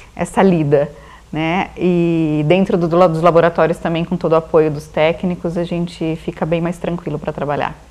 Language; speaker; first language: Portuguese; native; Portuguese